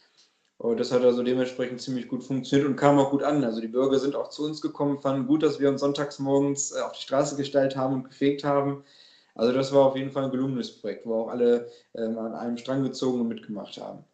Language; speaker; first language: German; native; German